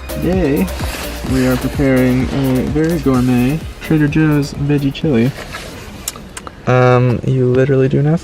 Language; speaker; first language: English; native; English